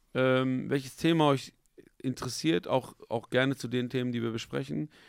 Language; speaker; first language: German; early bilingual, other home language; Persian